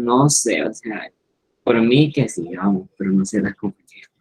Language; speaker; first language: Spanish; native; Spanish